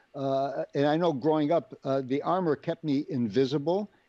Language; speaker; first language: English; native; English